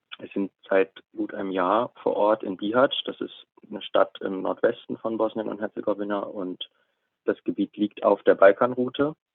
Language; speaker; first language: German; native; German